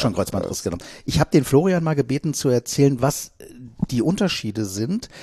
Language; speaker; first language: German; native; German